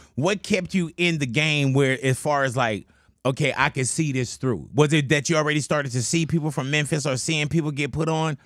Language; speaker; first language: English; native; English